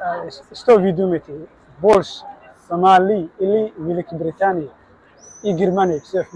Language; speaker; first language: Russian; non-native, learner; Somali